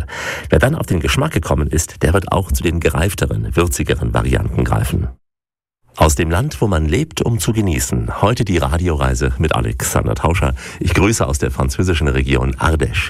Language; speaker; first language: German; native; German